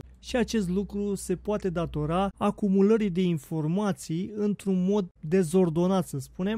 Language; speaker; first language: Romanian; native; Romanian